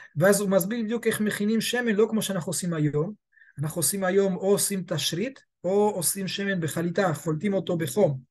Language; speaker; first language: Hebrew; early bilingual, other home language; Spanish